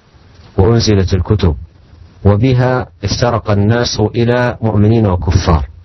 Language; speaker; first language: Arabic; native; Arabic